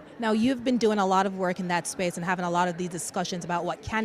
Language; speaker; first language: English; native; English